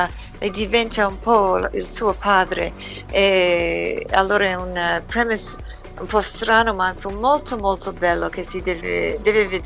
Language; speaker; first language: Italian; early bilingual, heritage; English